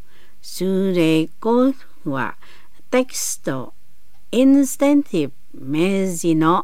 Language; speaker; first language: Japanese; non-native, learner; Indonesian